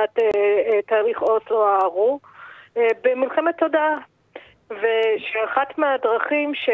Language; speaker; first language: Hebrew; non-native, fluent; English